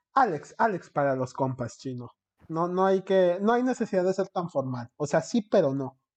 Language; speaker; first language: Spanish; early bilingual, heritage; Spanish